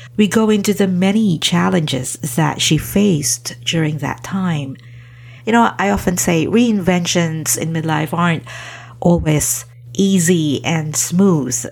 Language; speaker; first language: English; native; English